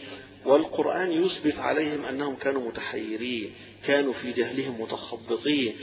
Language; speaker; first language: Arabic; native; Arabic